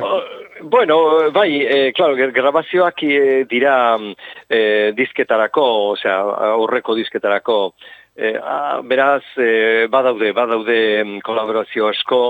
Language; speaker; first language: Basque; non-native, local second language; Spanish